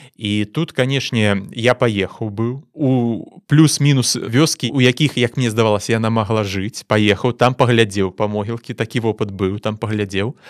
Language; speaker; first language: Belarusian; non-native, local second language; Russian